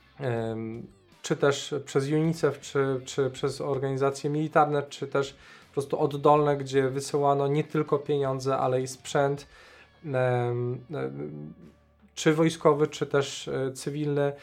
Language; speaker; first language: Polish; native; Polish